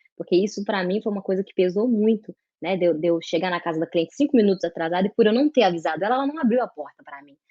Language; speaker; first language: Portuguese; native; Portuguese